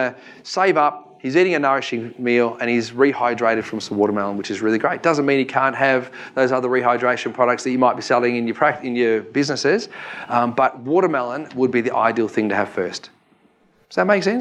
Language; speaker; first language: English; native; English